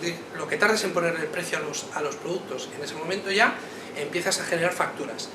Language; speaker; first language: Spanish; native; Spanish